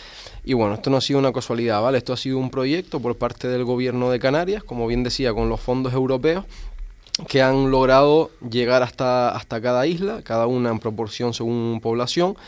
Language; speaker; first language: Spanish; native; Spanish